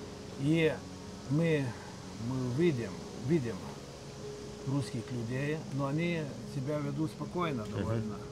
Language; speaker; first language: Russian; non-native, local second language; Lithuanian